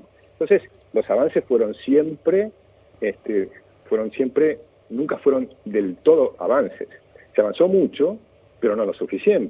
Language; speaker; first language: Spanish; native; Spanish